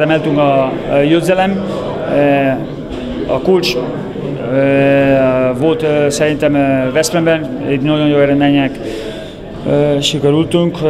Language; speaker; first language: Hungarian; non-native, learner; Spanish